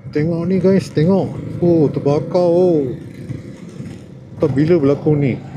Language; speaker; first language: Malay; non-native, local second language; Tamil